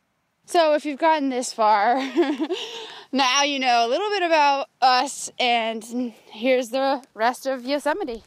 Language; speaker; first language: English; native; English